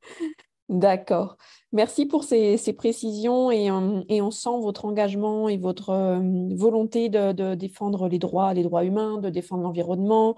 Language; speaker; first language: French; native; French